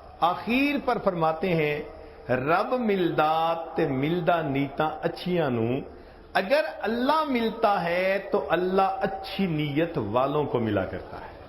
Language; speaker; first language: Urdu; non-native, local second language; Punjabi